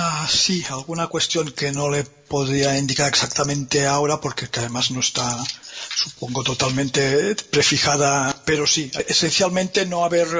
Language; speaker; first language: Spanish; native; Spanish